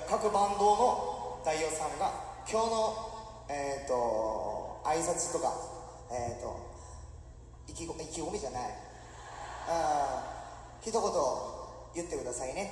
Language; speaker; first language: Japanese; non-native, fluent; Korean